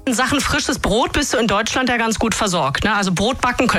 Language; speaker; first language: German; native; German